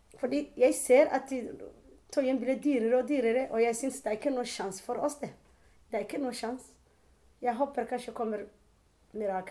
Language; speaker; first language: Norwegian; non-native, learner; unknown